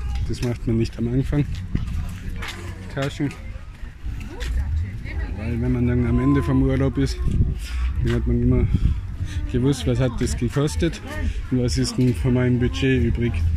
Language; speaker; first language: German; native; German